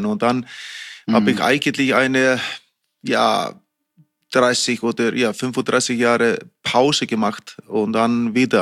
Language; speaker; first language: German; non-native, fluent; Icelandic